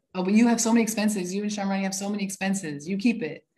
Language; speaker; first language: English; native; English